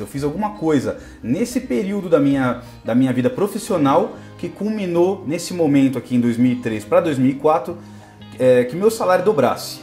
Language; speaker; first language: Portuguese; native; Portuguese